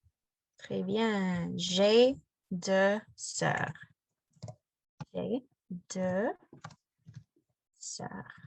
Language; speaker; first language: French; non-native, fluent; English